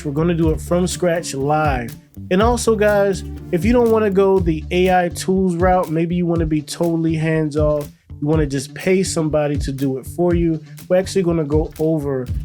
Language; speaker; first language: English; native; English